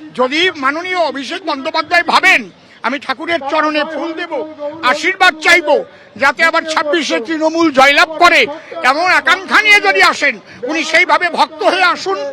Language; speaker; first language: Bangla; native; Bangla